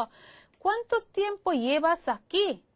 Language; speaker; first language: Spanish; non-native, fluent; Korean